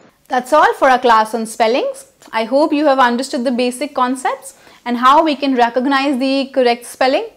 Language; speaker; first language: English; non-native, local second language; Hindi